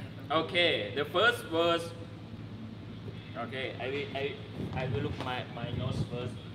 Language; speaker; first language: English; non-native, learner; Thai